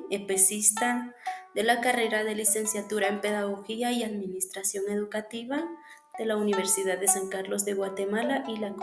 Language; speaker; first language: Spanish; non-native, local second language; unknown